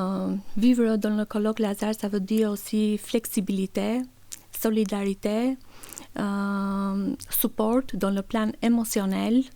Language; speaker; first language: French; non-native, learner; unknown